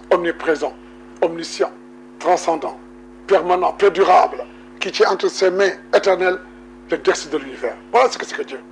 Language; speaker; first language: French; non-native, local second language; Wolof